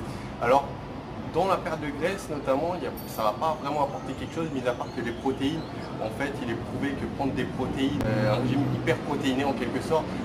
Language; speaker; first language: French; native; French